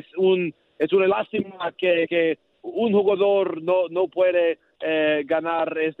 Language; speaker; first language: Spanish; non-native, learner; English